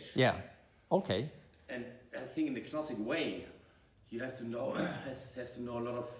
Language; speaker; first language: English; non-native, fluent; German